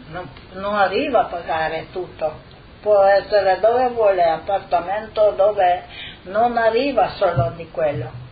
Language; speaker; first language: Italian; non-native, fluent; Slovenian